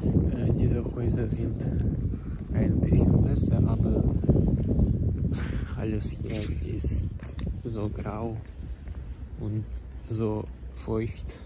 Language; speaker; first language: German; non-native, learner; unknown